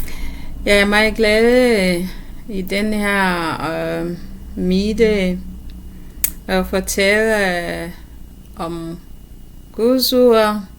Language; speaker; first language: Danish; non-native, learner; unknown